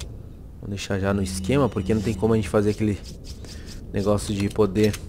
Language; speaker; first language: Portuguese; native; Portuguese